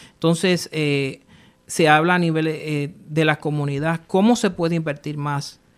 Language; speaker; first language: Spanish; early bilingual, heritage; Spanish